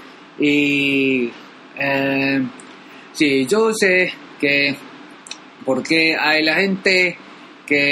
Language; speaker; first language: Spanish; non-native, learner; Filipino